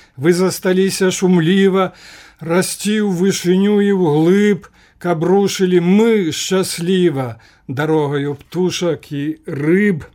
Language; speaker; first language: Belarusian; native; Belarusian